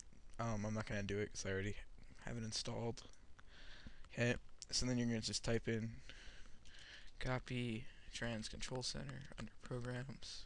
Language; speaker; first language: English; native; English